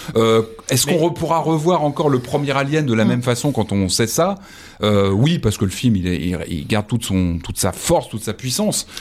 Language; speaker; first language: French; native; French